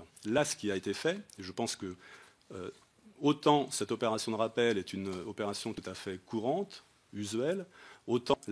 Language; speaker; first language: French; native; French